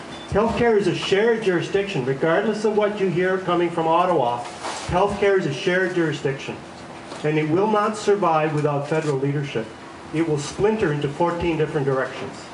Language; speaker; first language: English; native; English